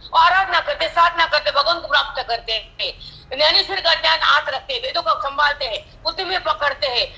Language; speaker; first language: Hindi; non-native, local second language; Marathi